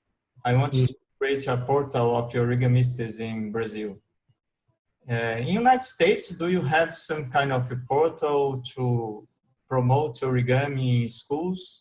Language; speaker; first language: English; non-native, learner; Portuguese